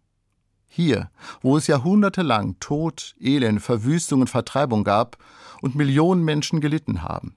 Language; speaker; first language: German; native; German